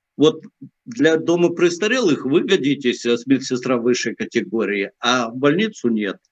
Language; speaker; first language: Russian; native; Russian